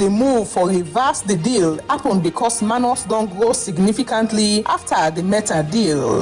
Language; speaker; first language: English; non-native, local second language; Krio